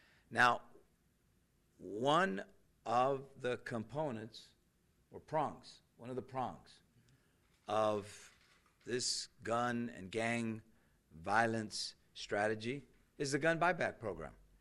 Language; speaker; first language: English; native; English